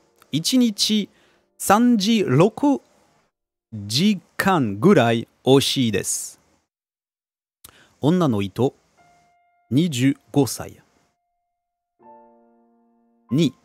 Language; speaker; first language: Japanese; non-native, learner; French